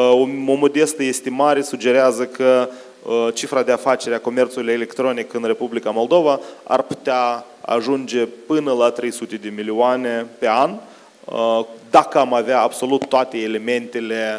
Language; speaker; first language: Romanian; native; Romanian